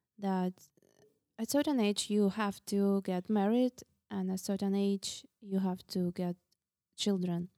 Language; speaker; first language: English; non-native, fluent; Russian